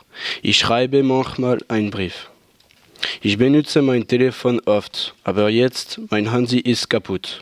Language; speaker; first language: German; non-native, learner; French